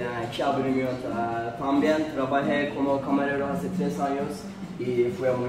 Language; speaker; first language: Spanish; non-native, learner; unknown